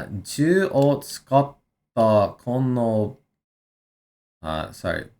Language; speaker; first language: Japanese; non-native, learner; English